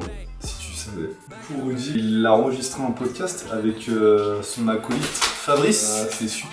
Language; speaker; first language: French; native; French